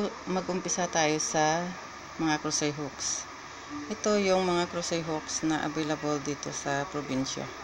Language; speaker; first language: Filipino; non-native, local second language; Cebuano